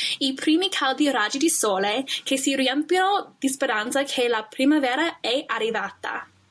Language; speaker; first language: Italian; non-native, fluent; English